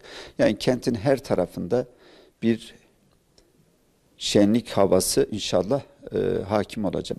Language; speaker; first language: Turkish; native; Turkish